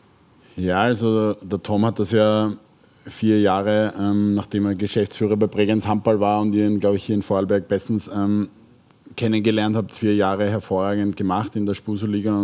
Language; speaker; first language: German; native; German